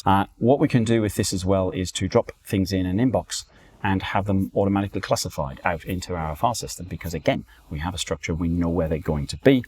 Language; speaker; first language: English; native; English